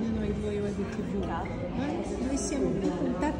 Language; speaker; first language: Italian; non-native, fluent; Portuguese